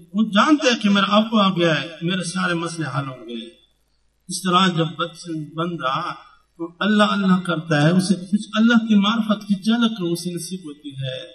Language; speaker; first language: Urdu; non-native, local second language; Pashto